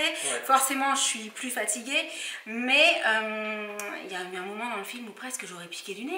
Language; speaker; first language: French; native; French